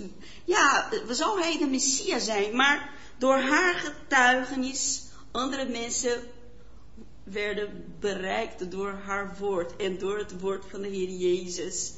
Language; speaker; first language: Dutch; non-native, fluent; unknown